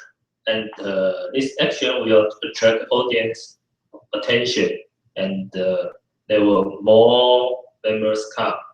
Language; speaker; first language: English; non-native, fluent; Chinese